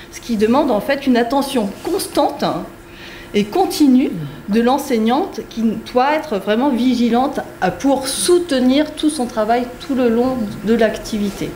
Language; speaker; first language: French; native; French